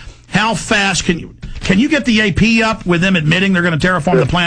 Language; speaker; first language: English; native; English